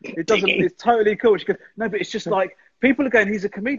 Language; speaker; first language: English; native; English